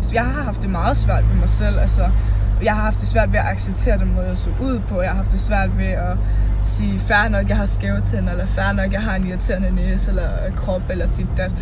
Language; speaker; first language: Danish; native; Danish